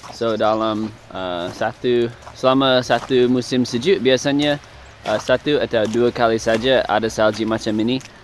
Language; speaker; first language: Malay; non-native, fluent; English